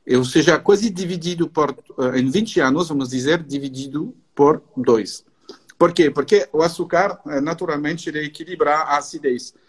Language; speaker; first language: Portuguese; non-native, fluent; French